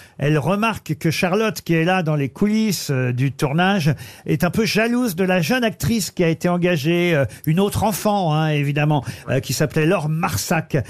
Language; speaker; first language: French; native; French